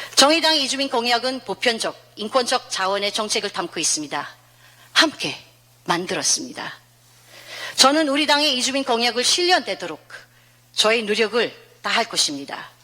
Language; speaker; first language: Korean; non-native, fluent; Filipino